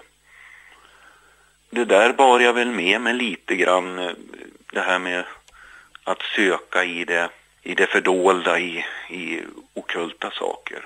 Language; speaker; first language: Swedish; native; Swedish